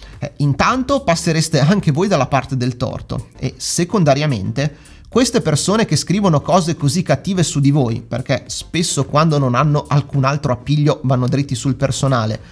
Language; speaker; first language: Italian; native; Italian